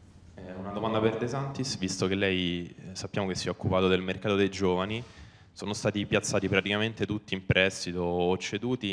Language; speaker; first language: Italian; native; Italian